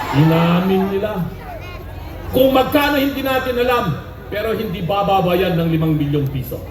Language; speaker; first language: Filipino; non-native, local second language; Iloko